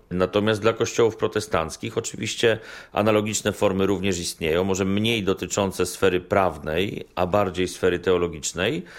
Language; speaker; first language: Polish; native; Polish